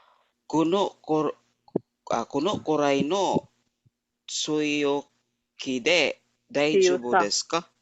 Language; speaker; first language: Japanese; non-native, learner; Filipino